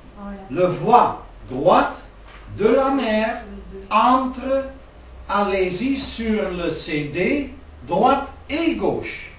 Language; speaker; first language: French; non-native, learner; Dutch